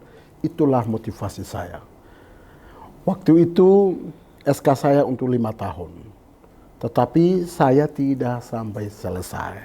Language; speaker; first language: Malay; non-native, local second language; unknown